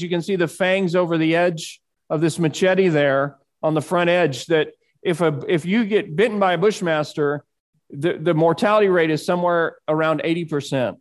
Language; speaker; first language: English; early bilingual, other home language; Spanish